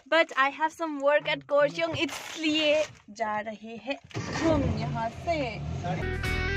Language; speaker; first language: Hindi; non-native, local second language; Nepali